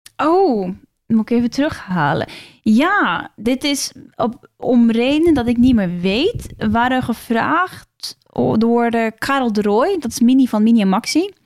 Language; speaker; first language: Dutch; non-native, fluent; Norwegian